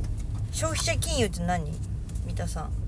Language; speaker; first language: Japanese; native; Japanese